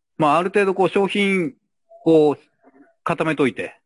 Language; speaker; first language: Japanese; native; Japanese